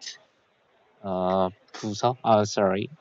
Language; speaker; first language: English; non-native, learner; Korean